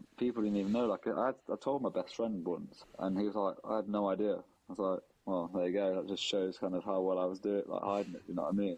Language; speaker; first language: English; native; English